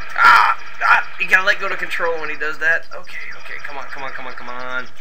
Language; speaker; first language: English; native; English